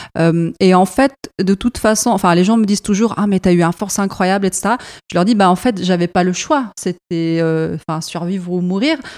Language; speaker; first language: French; non-native, fluent; Arabic